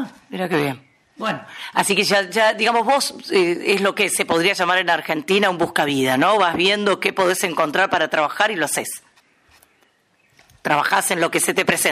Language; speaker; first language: Spanish; native; Spanish